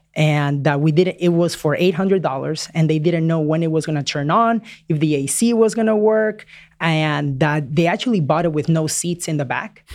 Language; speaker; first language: English; early bilingual, other home language; Spanish